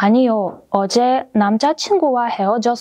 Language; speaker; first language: Korean; non-native, fluent; Russian